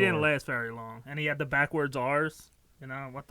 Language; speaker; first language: English; native; English